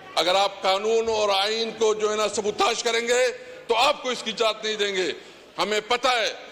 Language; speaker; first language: Urdu; non-native, local second language; Pashto